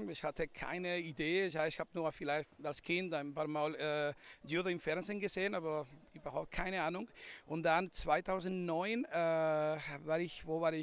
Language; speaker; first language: German; non-native, fluent; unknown